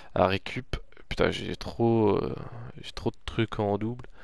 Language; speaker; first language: French; native; French